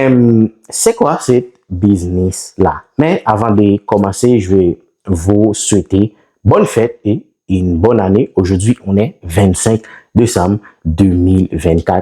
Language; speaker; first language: French; non-native, local second language; Haitian Creole